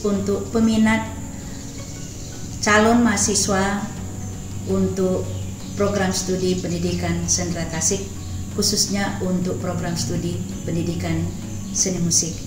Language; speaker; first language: Indonesian; native; Indonesian